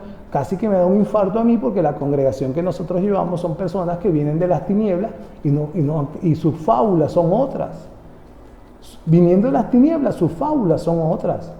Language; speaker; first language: Spanish; native; Spanish